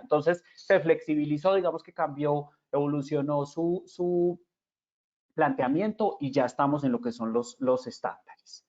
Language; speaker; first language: Spanish; native; Spanish